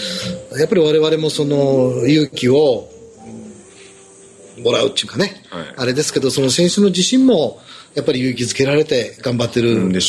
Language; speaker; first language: Japanese; native; Japanese